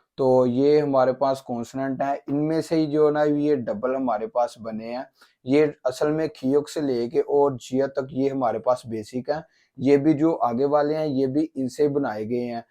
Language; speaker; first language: Urdu; non-native, local second language; Punjabi